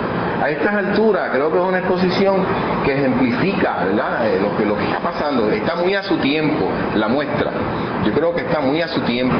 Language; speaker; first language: Spanish; native; Spanish